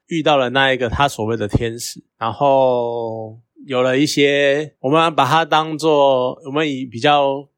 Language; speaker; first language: Chinese; native; Chinese